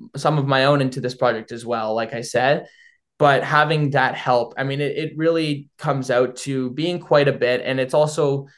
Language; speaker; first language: English; native; English